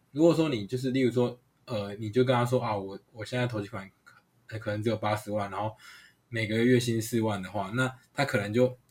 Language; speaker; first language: Chinese; non-native, local second language; Hakka Chinese